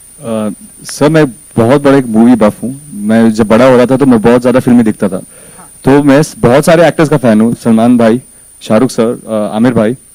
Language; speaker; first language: Hindi; native; Hindi